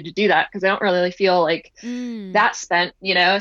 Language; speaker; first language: English; native; English